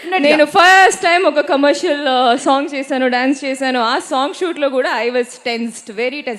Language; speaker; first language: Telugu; non-native, learner; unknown